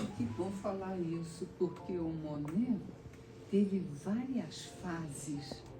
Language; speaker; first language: Portuguese; native; Portuguese